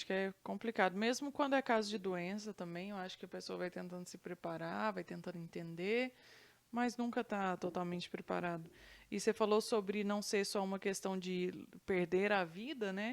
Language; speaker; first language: Portuguese; native; Portuguese